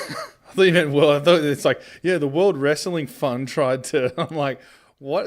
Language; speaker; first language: English; native; English